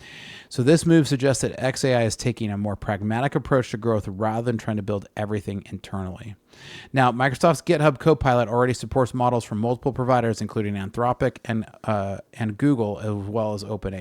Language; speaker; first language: English; native; English